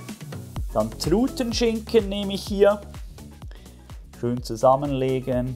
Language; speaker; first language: German; native; German